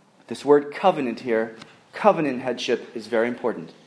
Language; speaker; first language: English; native; English